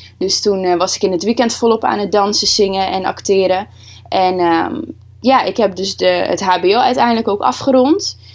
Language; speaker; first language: Dutch; early bilingual, other home language; Russian